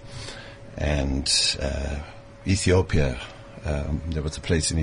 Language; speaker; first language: English; native; English